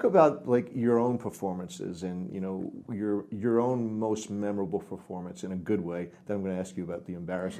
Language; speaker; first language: English; native; English